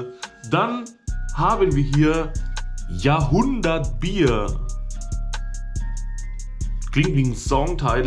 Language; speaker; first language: German; native; German